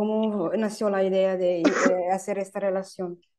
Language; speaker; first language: Spanish; non-native, fluent; German